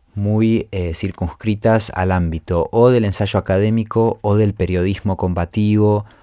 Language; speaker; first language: Spanish; native; Spanish